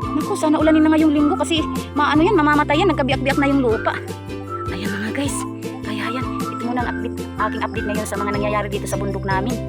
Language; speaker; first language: Filipino; non-native, local second language; Waray